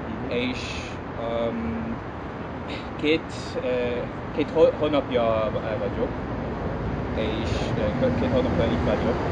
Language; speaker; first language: Hungarian; non-native, learner; English